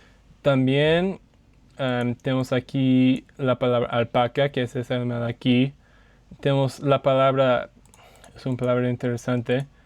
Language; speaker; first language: Spanish; non-native, learner; English